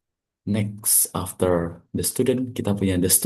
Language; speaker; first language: English; non-native, fluent; Indonesian